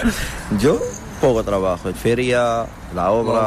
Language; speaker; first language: Spanish; non-native, learner; Arabic